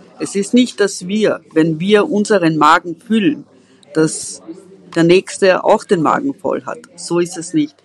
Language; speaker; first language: German; native; German